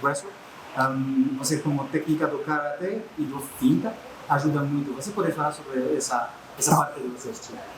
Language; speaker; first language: Portuguese; non-native, learner; French